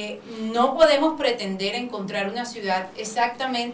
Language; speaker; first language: Spanish; native; Spanish